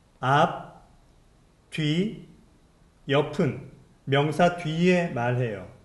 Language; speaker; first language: Korean; native; Korean